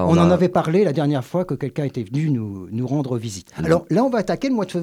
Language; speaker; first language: French; native; French